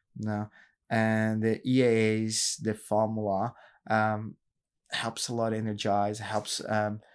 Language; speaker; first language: English; non-native, learner; Portuguese